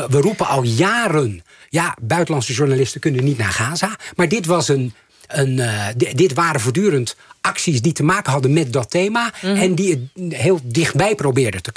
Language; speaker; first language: Dutch; native; Dutch